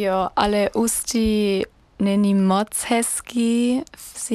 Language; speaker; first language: Czech; non-native, learner; German